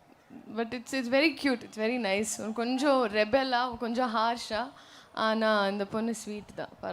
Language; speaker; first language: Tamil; non-native, learner; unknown